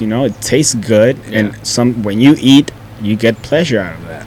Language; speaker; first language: English; non-native, fluent; Spanish